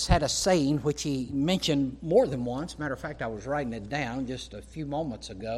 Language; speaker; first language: English; native; English